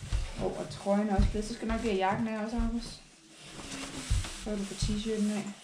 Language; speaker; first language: Danish; native; Danish